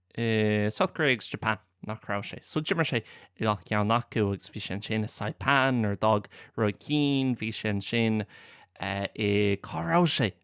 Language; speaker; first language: Irish; non-native, local second language; English